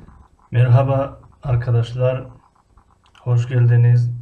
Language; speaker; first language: Turkish; non-native, fluent; Tajik